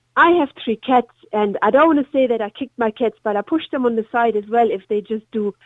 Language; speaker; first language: English; non-native, fluent; German